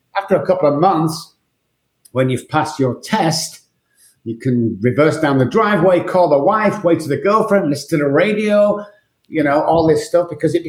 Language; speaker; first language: English; native; English